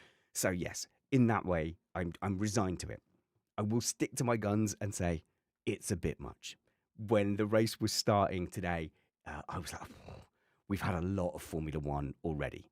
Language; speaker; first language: English; native; English